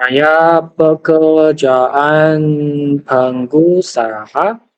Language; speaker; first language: Indonesian; non-native, learner; Chinese